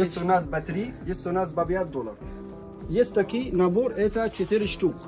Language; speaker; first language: Russian; non-native, learner; Arabic